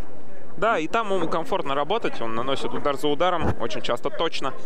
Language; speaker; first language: Russian; native; Russian